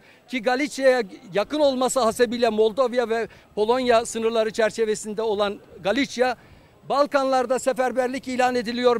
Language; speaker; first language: Turkish; native; Turkish